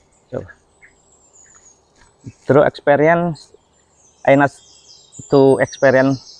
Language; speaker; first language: English; non-native, learner; Indonesian